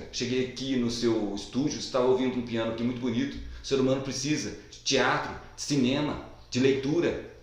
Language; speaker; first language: Portuguese; native; Portuguese